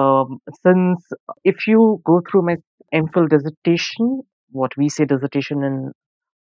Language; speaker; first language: English; non-native, local second language; Urdu